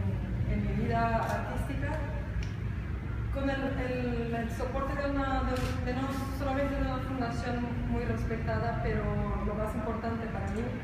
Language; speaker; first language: Spanish; non-native, fluent; Portuguese